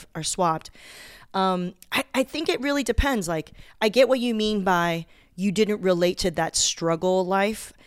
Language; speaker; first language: English; native; English